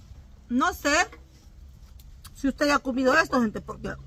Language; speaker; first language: Spanish; native; Spanish